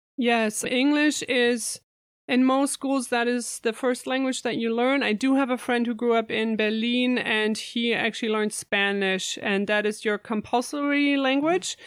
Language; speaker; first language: English; non-native, fluent; German